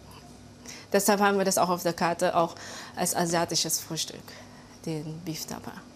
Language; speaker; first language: German; early bilingual, other home language; Filipino